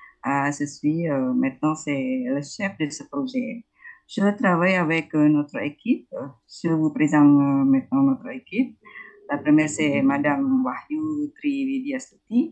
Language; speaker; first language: French; non-native, fluent; Indonesian